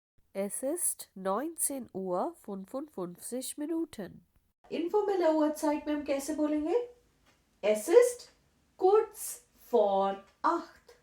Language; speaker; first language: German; non-native, fluent; Hindi